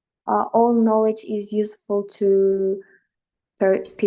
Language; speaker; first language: English; non-native, learner; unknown